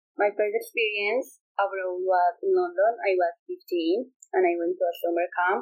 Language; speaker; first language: English; non-native, fluent; Spanish